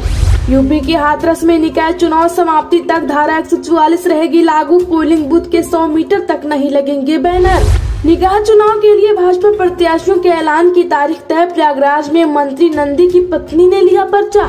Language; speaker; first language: Hindi; native; Hindi